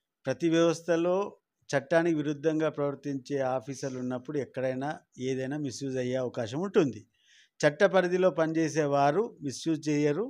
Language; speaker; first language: Telugu; native; Telugu